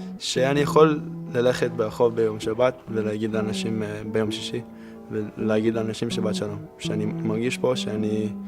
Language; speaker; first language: Hebrew; non-native, fluent; English